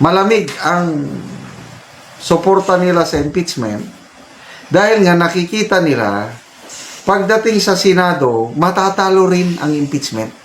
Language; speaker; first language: Filipino; native; Filipino